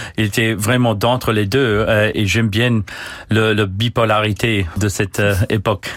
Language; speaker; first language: French; non-native, learner; English